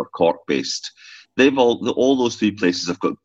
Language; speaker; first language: English; native; English